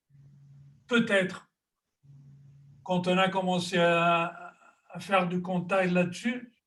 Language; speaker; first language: French; non-native, fluent; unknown